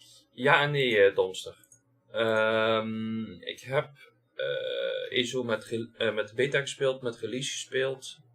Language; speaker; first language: Dutch; native; Dutch